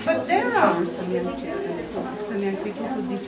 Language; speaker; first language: English; non-native, fluent; Bulgarian